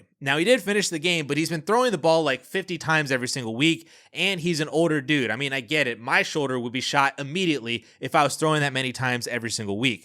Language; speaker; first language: English; native; English